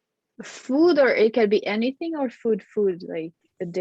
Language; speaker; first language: English; non-native, fluent; French